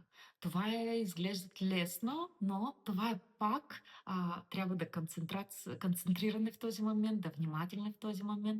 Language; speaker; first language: Bulgarian; non-native, learner; Russian